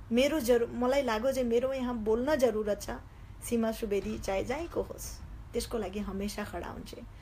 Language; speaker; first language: Nepali; native; Nepali